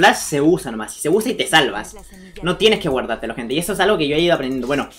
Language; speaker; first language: Spanish; native; Spanish